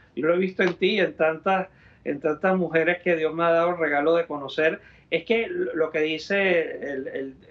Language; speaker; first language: Spanish; native; Spanish